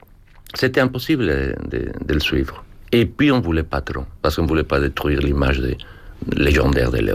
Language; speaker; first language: French; non-native, fluent; Spanish